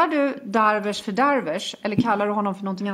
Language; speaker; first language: Swedish; native; Swedish